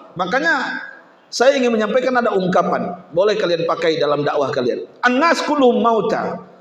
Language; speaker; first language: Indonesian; native; Indonesian